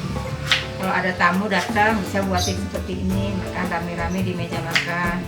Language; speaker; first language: Indonesian; native; Indonesian